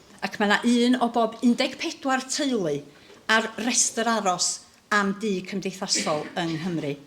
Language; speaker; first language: Welsh; native; Welsh